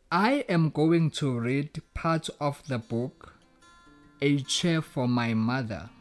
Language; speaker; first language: English; non-native, local second language; Zulu